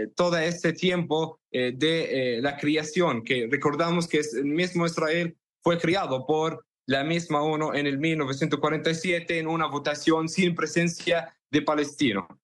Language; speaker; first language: Spanish; non-native, fluent; Arabic